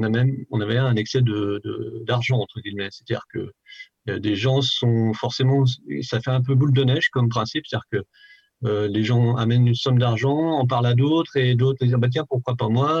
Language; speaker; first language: French; native; French